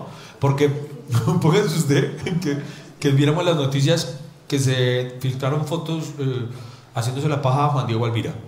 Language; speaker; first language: Spanish; native; Spanish